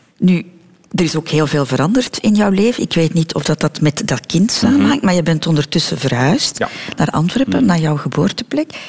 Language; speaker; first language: Dutch; native; Dutch